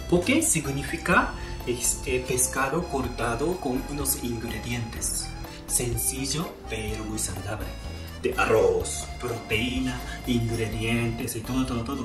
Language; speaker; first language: Spanish; non-native, fluent; Japanese